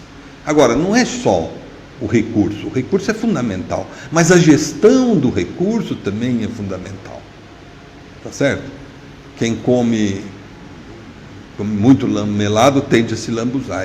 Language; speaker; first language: Portuguese; native; Portuguese